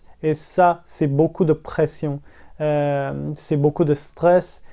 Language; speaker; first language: French; non-native, learner; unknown